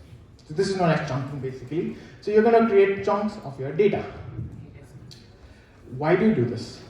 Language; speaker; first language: English; non-native, local second language; Nepali